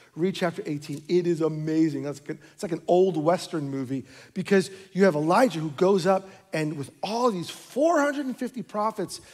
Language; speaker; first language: English; native; English